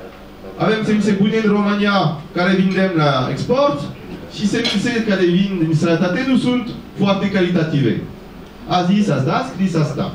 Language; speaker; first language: Romanian; non-native, fluent; French